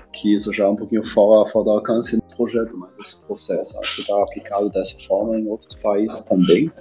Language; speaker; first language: Portuguese; non-native, fluent; German